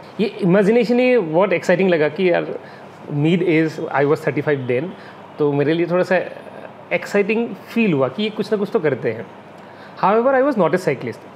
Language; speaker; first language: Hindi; non-native, local second language; Assamese